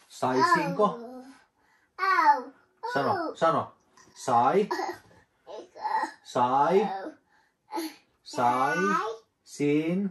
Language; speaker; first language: Vietnamese; non-native, learner; Finnish